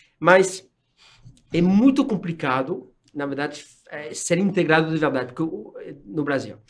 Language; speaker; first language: Portuguese; non-native, fluent; French